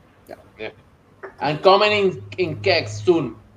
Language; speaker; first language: English; non-native, local second language; Spanish